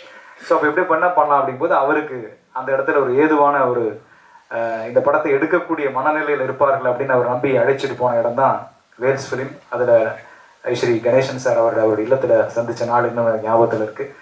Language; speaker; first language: Tamil; native; Tamil